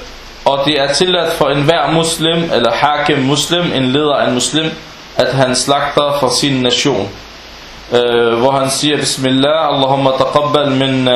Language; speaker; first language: Danish; non-native, fluent; Arabic